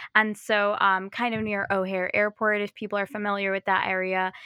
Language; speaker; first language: English; native; English